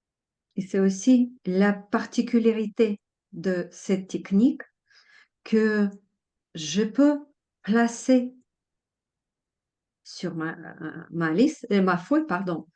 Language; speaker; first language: French; non-native, fluent; Russian